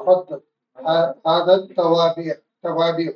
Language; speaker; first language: Arabic; non-native, learner; Urdu